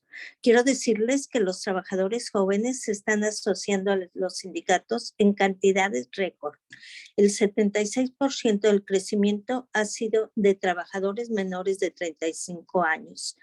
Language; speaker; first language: Spanish; native; Spanish